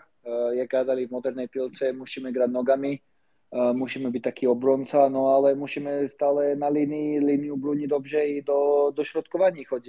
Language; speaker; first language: Polish; non-native, learner; Slovak